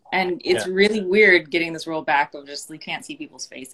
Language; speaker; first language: English; native; English